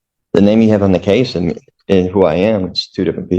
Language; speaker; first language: English; native; English